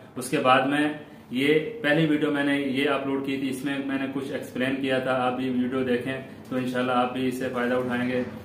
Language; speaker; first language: Urdu; non-native, local second language; Saraiki